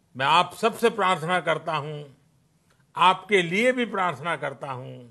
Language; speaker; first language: Hindi; non-native, local second language; Gujarati